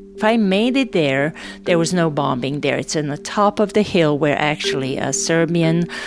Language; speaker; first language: English; non-native, fluent; Serbian